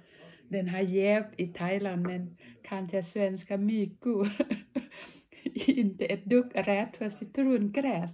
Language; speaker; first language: Swedish; non-native, fluent; Thai